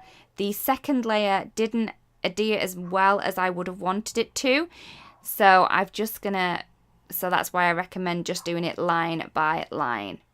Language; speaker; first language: English; native; English